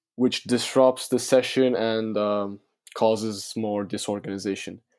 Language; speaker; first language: English; non-native, fluent; Turkish